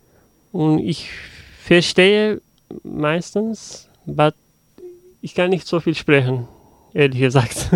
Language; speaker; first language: German; non-native, learner; Uzbek